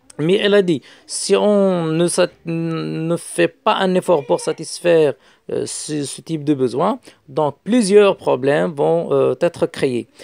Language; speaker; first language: French; non-native, local second language; Arabic